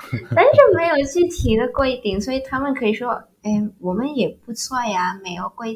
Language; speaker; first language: Chinese; non-native, learner; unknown